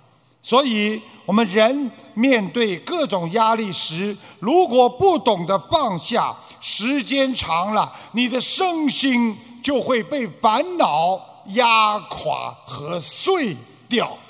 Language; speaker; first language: Chinese; native; Chinese